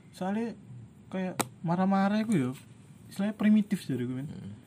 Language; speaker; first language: Indonesian; native; Indonesian